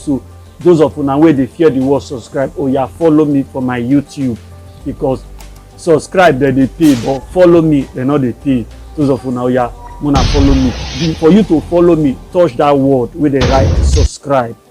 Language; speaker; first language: Nigerian Pidgin; native; Nigerian Pidgin